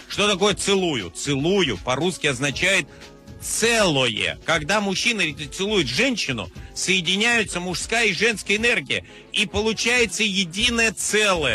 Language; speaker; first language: Russian; native; Russian